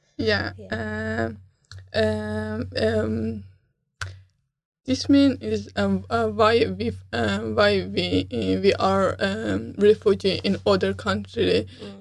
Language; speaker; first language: English; non-native, learner; Persian